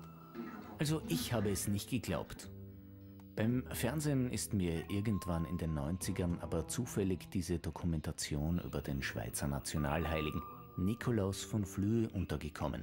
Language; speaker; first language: German; native; German